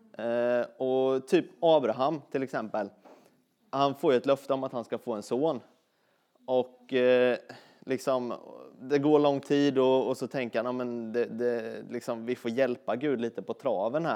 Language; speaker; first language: Swedish; native; Swedish